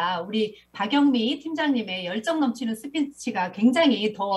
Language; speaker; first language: Korean; native; Korean